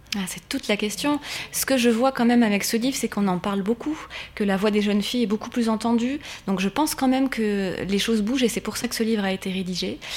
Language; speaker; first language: French; native; French